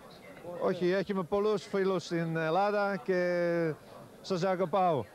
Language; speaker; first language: Greek; non-native, learner; Dutch